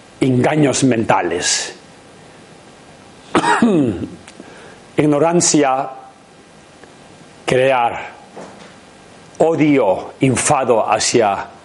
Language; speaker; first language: Spanish; non-native, learner; Tibetan